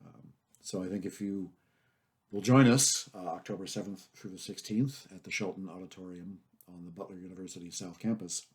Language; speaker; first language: English; native; English